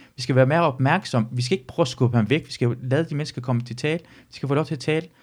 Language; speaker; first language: Danish; early bilingual, other home language; Persian